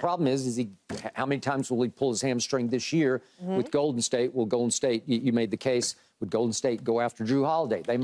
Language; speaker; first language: English; native; English